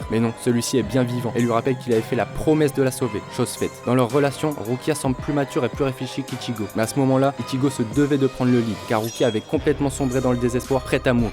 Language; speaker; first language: French; native; French